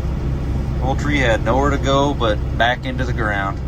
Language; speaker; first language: English; native; English